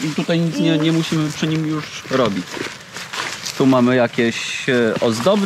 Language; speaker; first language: Polish; native; Polish